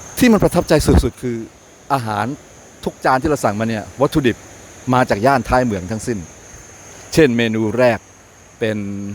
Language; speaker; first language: Thai; native; Thai